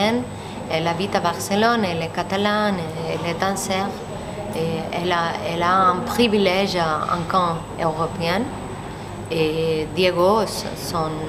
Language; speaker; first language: French; non-native, learner; Spanish